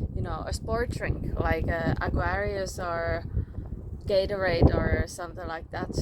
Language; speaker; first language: English; non-native, fluent; Finnish